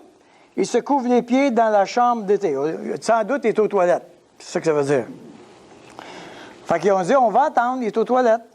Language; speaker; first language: French; native; French